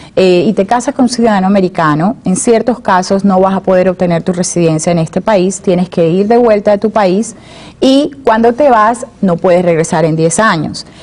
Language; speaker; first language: Spanish; native; Spanish